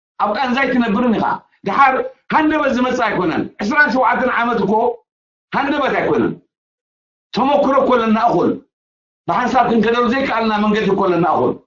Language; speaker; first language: Tigrinya; native; Tigrinya